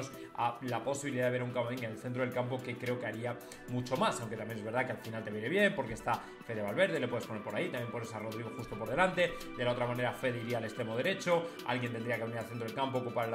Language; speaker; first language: Spanish; native; Spanish